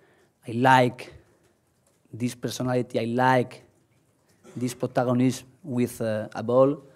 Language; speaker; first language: English; non-native, learner; Spanish